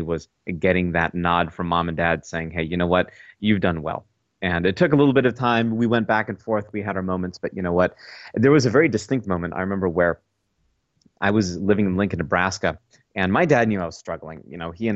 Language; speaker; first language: English; native; English